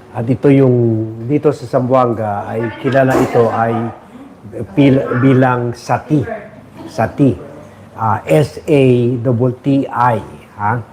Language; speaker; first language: Filipino; non-native, local second language; Chavacano